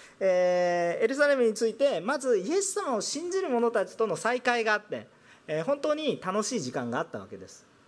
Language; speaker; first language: Japanese; non-native, fluent; Korean